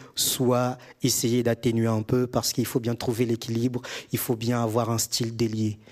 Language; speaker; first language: French; native; French